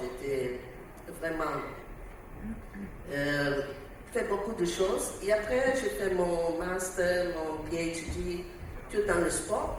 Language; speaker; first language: French; non-native, learner; Portuguese